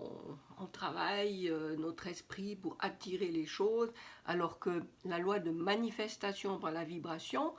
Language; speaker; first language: French; native; French